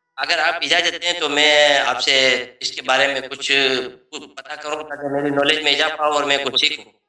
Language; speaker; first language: Urdu; non-native, local second language; Memoni